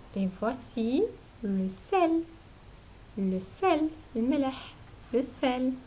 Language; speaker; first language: French; non-native, fluent; Arabic